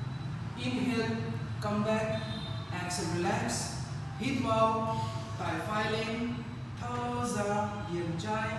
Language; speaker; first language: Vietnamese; non-native, learner; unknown